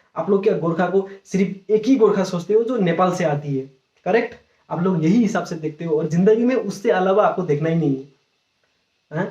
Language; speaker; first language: Hindi; non-native, local second language; Nepali